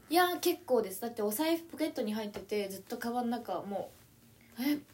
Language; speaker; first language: Japanese; non-native, fluent; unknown